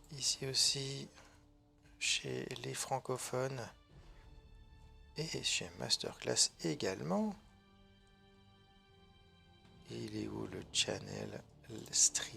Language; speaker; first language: French; native; French